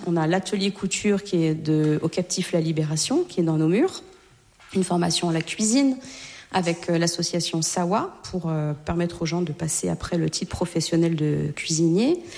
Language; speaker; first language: French; native; French